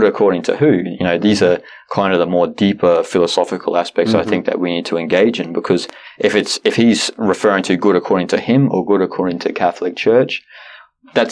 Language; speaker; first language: English; native; English